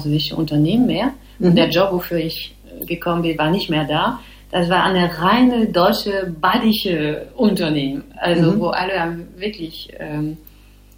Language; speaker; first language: German; non-native, fluent; French